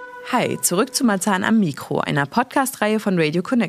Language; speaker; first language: German; native; German